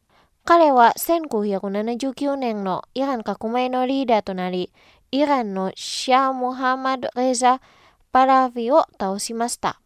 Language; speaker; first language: Japanese; non-native, fluent; Indonesian